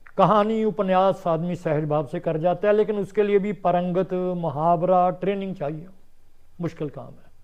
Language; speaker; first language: Hindi; non-native, local second language; Punjabi